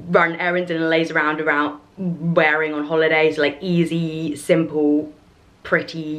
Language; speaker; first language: English; native; English